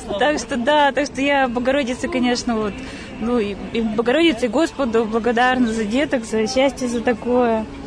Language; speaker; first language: Russian; native; Russian